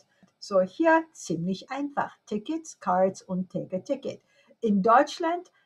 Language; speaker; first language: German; non-native, fluent; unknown